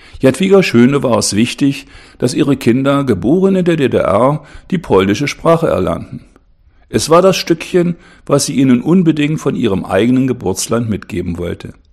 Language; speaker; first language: German; native; German